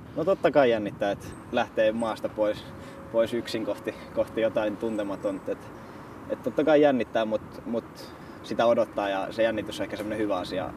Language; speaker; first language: Finnish; native; Finnish